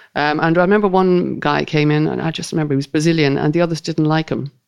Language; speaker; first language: English; native; English